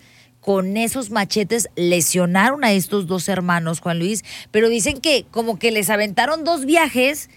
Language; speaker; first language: Spanish; native; Spanish